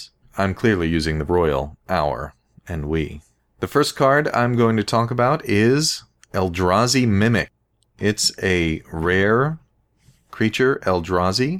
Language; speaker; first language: English; native; English